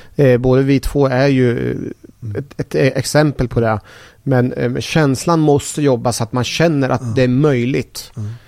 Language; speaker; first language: Swedish; early bilingual, other home language; Persian